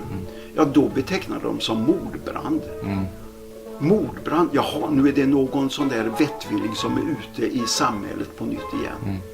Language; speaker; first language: Swedish; native; Swedish